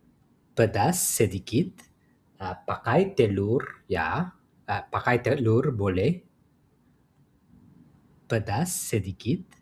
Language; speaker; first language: Indonesian; non-native, learner; English